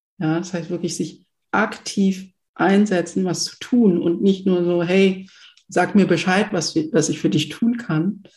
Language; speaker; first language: German; early bilingual, other home language; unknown